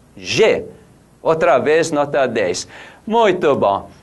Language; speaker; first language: Portuguese; non-native, fluent; Korean